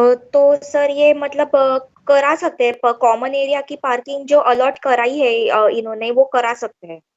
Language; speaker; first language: Hindi; non-native, local second language; Marathi